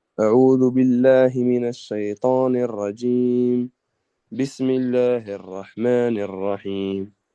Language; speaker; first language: Arabic; non-native, learner; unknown